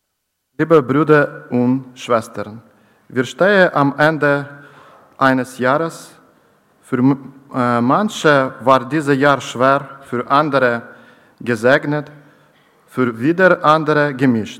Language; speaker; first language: German; non-native, learner; Ukrainian